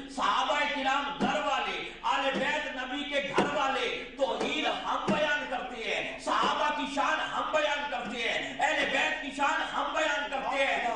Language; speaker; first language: Urdu; non-native, local second language; Pashto